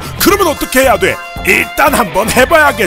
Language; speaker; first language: Korean; native; Korean